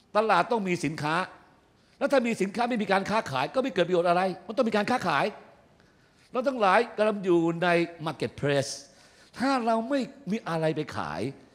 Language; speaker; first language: Thai; native; Thai